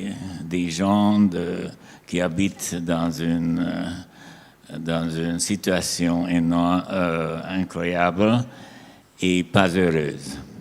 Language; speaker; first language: French; non-native, learner; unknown